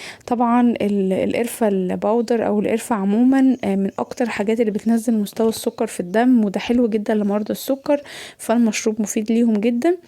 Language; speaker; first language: Arabic; native; Arabic